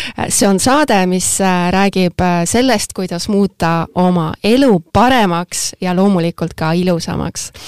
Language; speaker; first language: Estonian; native; Estonian